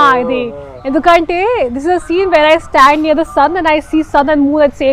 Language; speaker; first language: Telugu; non-native, learner; Hindi